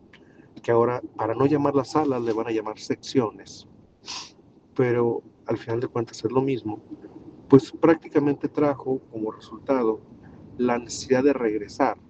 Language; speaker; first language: Spanish; native; Spanish